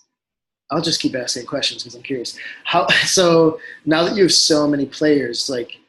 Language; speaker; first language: English; native; English